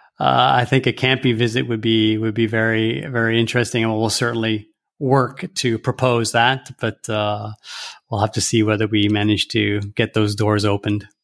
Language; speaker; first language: English; early bilingual, heritage; English